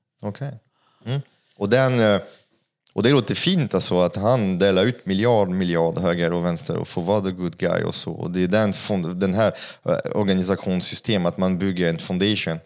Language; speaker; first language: Swedish; non-native, fluent; French